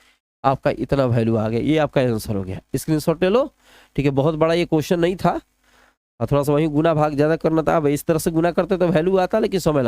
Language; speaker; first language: Hindi; non-native, local second language; Bhojpuri